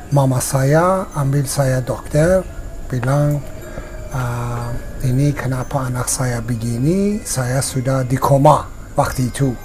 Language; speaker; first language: Indonesian; non-native, learner; Persian